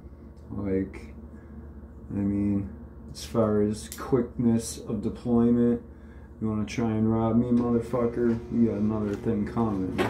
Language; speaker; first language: English; native; English